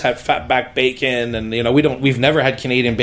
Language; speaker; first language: English; native; English